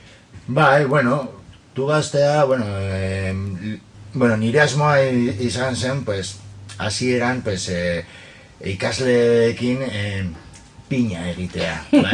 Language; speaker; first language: Basque; non-native, local second language; Spanish